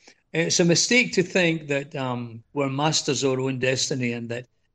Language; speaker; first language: English; native; English